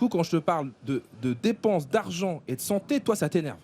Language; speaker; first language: French; native; French